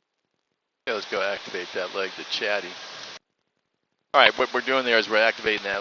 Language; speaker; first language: English; native; English